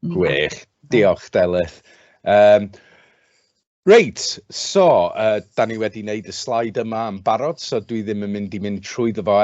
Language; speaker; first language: Welsh; non-native, local second language; English